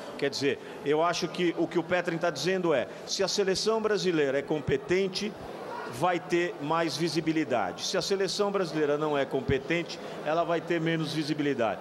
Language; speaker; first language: Portuguese; native; Portuguese